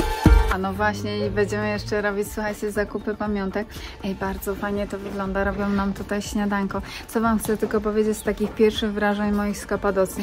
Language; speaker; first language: Polish; native; Polish